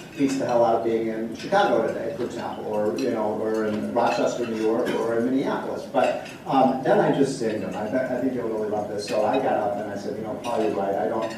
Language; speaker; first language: English; native; English